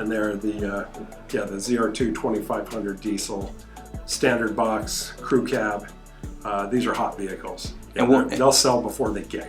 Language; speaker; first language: English; native; English